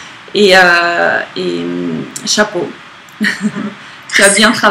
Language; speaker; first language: French; native; French